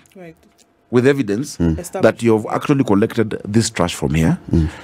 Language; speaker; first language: English; non-native, local second language; Swahili